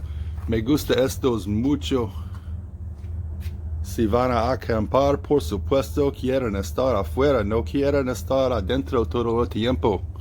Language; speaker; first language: Spanish; non-native, fluent; English